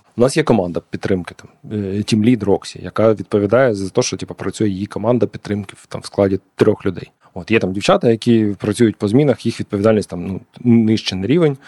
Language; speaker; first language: Ukrainian; non-native, local second language; Russian